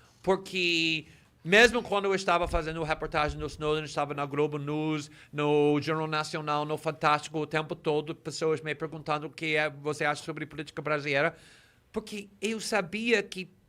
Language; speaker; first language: Portuguese; non-native, fluent; English